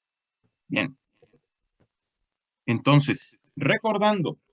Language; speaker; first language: Spanish; native; Spanish